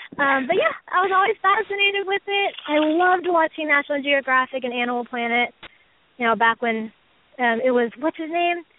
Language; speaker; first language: English; native; English